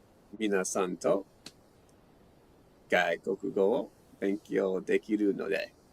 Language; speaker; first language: Japanese; non-native, learner; English